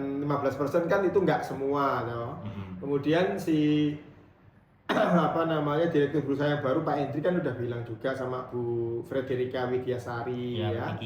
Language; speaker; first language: Indonesian; native; Indonesian